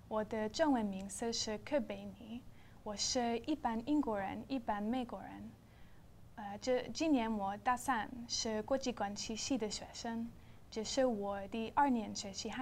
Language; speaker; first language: Chinese; non-native, learner; English